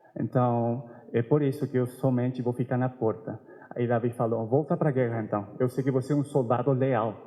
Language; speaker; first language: Portuguese; non-native, fluent; Spanish